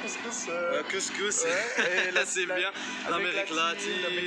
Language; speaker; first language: French; non-native, local second language; Arabic